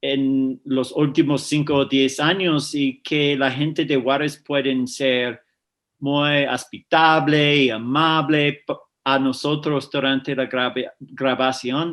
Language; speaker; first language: Spanish; non-native, fluent; English